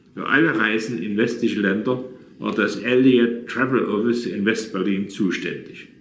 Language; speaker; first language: German; native; German